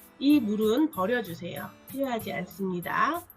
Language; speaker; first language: Korean; native; Korean